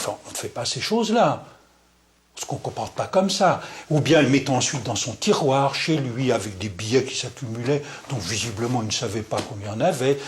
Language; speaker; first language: French; native; French